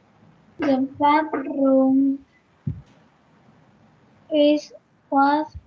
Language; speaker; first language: English; non-native, learner; Vietnamese